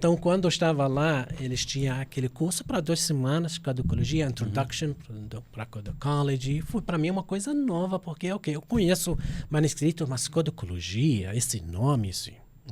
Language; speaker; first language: Portuguese; non-native, fluent; Arabic